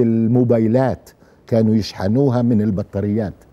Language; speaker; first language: Arabic; native; Arabic